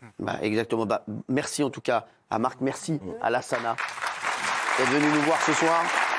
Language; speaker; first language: French; native; French